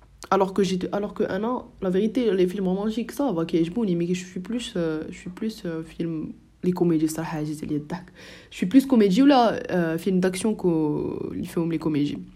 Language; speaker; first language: French; non-native, local second language; Arabic